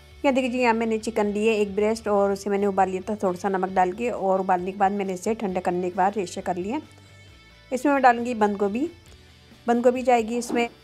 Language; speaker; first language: Urdu; native; Urdu